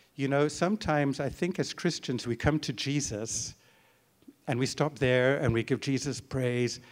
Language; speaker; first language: English; native; English